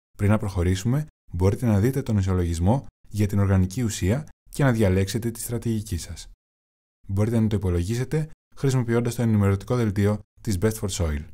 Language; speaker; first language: Greek; non-native, learner; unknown